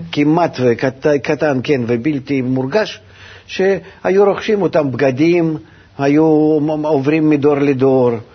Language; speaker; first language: Hebrew; non-native, fluent; Russian